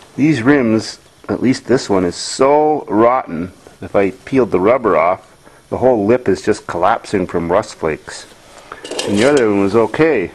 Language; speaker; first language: English; native; English